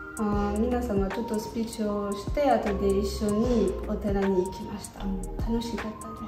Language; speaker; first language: Japanese; non-native, learner; French